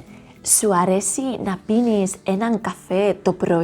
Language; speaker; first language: Greek; non-native, learner; Spanish